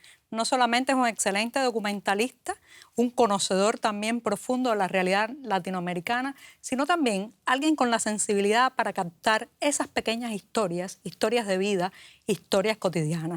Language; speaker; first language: Spanish; native; Spanish